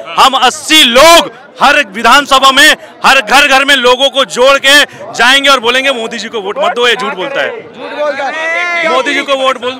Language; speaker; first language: Hindi; native; Hindi